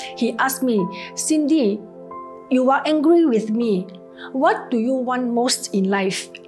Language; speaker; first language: English; non-native, local second language; Cantonese